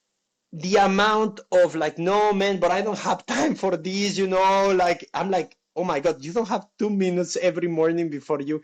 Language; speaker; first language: English; non-native, fluent; Spanish